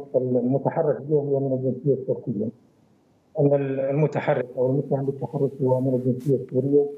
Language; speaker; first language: Arabic; native; Arabic